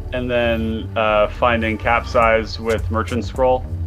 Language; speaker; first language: English; native; English